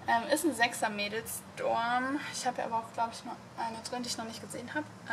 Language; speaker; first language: German; native; German